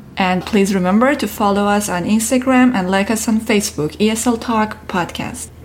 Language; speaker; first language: English; non-native, fluent; Persian